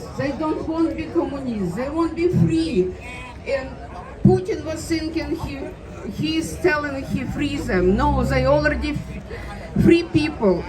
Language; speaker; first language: English; non-native, learner; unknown